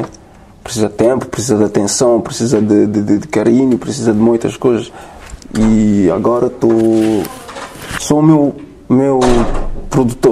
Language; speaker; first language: Portuguese; non-native, learner; French